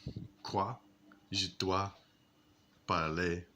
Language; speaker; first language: French; non-native, learner; English